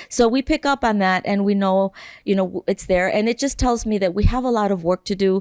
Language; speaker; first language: English; native; English